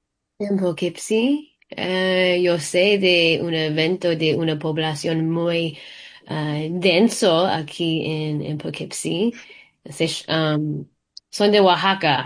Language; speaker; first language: Spanish; early bilingual, heritage; Spanish